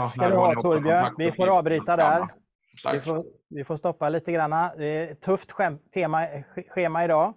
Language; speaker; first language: Swedish; native; Swedish